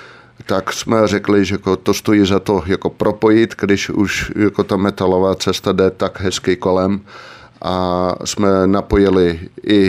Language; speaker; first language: Czech; non-native, fluent; Dutch